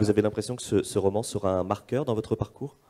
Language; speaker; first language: French; native; French